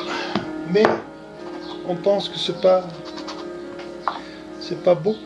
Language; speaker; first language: French; non-native, fluent; Spanish